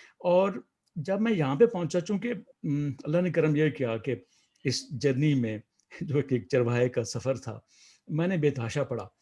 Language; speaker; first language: Urdu; non-native, local second language; Saraiki